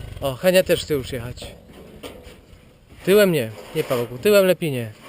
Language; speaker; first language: Polish; native; Polish